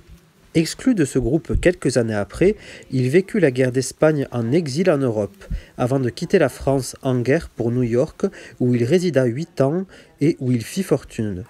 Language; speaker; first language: French; native; French